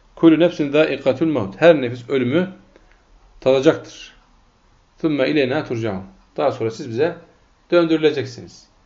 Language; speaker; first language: Turkish; non-native, fluent; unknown